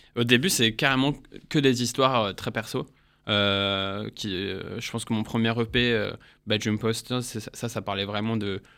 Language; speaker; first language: French; early bilingual, heritage; English